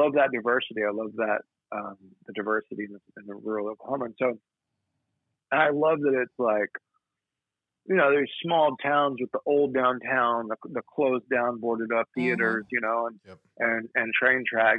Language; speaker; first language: English; native; English